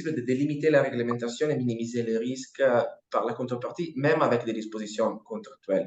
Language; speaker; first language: French; non-native, fluent; Italian